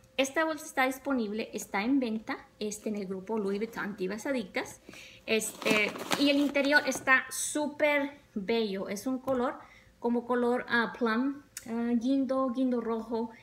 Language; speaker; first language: Spanish; early bilingual, other home language; English